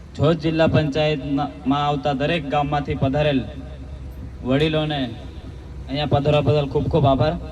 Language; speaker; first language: Gujarati; non-native, local second language; Rathawi